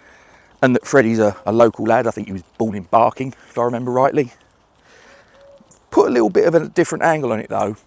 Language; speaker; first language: English; native; English